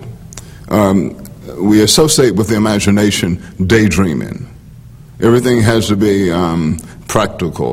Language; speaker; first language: English; native; English